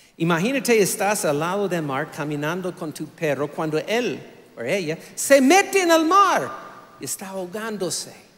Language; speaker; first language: Spanish; non-native, fluent; English